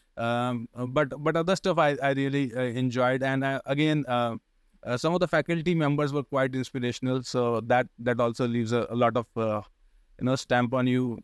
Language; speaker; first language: English; non-native, local second language; Hindi